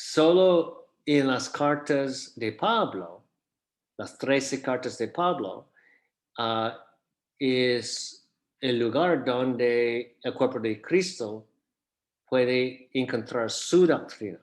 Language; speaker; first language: Spanish; non-native, fluent; English